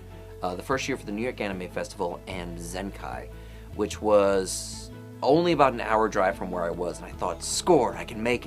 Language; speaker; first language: English; native; English